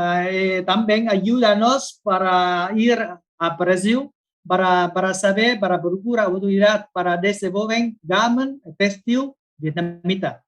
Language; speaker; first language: Portuguese; non-native, learner; Vietnamese